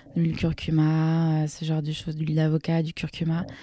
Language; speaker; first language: French; native; French